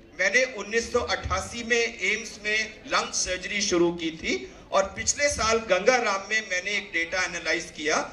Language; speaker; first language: Hindi; native; Hindi